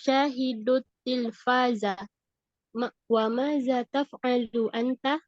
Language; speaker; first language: Arabic; non-native, learner; Indonesian